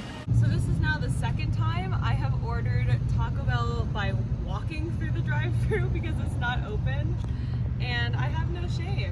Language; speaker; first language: English; native; English